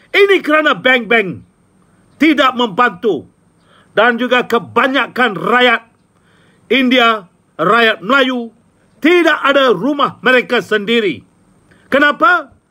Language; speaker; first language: Malay; non-native, local second language; Tamil